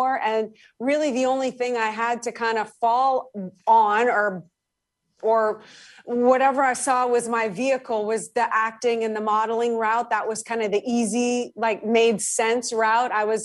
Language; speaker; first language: English; native; English